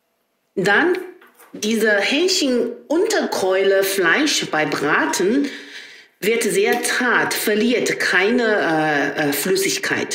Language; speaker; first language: German; non-native, learner; Chinese